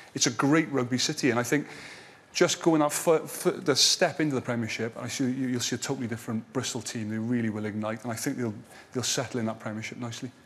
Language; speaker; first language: English; native; English